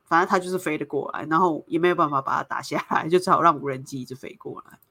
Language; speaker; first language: Chinese; native; Chinese